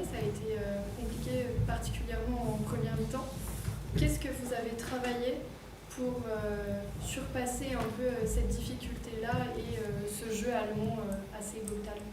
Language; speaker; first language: French; native; French